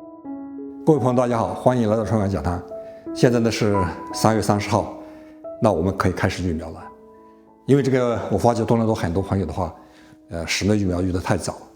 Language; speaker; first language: Chinese; native; Chinese